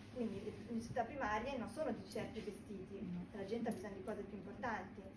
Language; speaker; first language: Italian; native; Italian